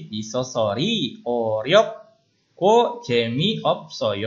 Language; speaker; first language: Korean; non-native, fluent; Indonesian